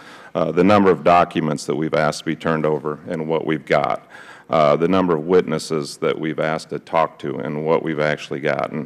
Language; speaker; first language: English; native; English